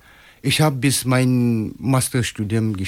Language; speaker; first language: German; non-native, learner; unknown